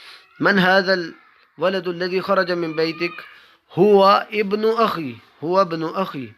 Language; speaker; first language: Arabic; non-native, fluent; Urdu